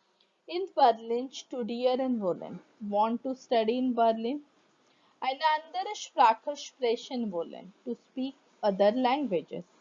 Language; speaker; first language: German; non-native, fluent; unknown